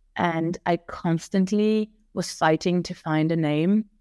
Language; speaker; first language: English; non-native, fluent; French